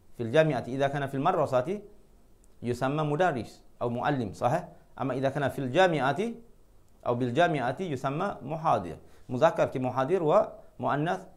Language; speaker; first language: Arabic; non-native, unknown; Malay